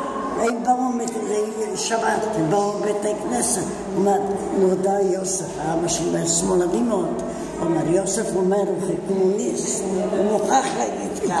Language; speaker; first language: Hebrew; non-native, fluent; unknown